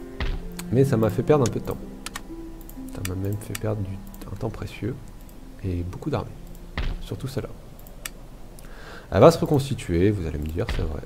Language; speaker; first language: French; native; French